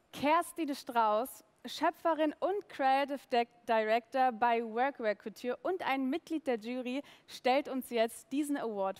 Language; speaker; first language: German; native; German